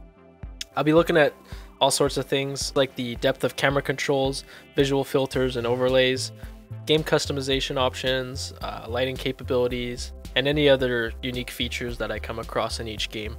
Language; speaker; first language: English; native; English